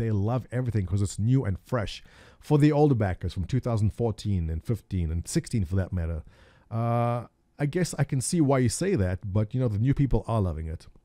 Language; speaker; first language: English; native; English